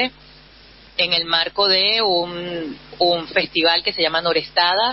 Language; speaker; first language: Spanish; native; Spanish